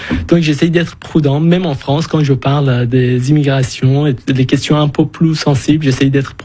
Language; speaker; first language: French; non-native, fluent; Persian